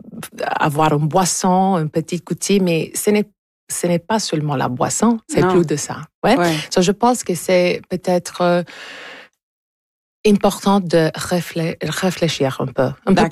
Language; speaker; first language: French; non-native, local second language; English